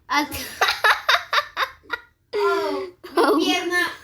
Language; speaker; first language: Spanish; native; Spanish